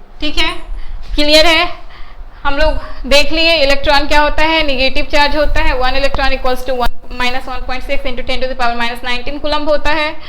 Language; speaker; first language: Hindi; native; Hindi